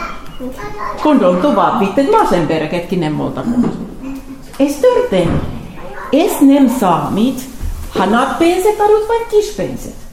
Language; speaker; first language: Hungarian; non-native, learner; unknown